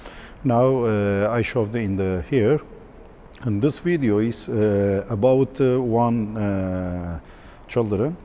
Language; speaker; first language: English; non-native, learner; Turkish